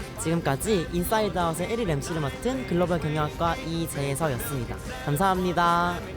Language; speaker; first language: Korean; native; Korean